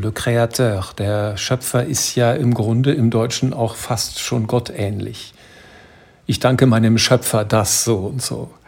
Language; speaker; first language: German; native; German